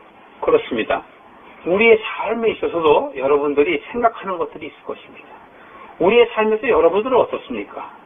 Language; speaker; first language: Korean; native; Korean